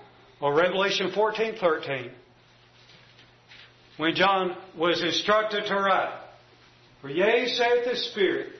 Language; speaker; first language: English; native; English